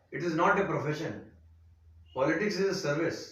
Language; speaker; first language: English; non-native, local second language; Hindi